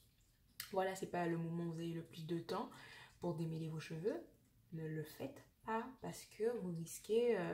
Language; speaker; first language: French; native; French